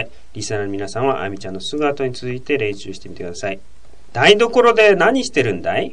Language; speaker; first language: Japanese; native; Japanese